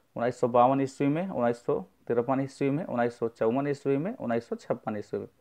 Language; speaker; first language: Hindi; native; Hindi